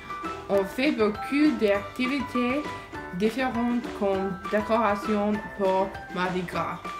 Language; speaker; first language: French; non-native, learner; English